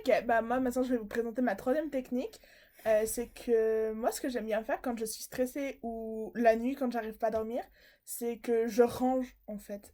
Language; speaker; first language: French; native; French